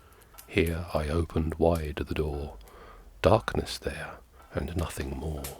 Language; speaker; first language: English; native; English